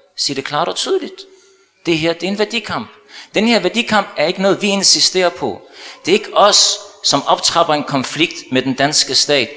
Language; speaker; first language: Danish; early bilingual, other home language; Arabic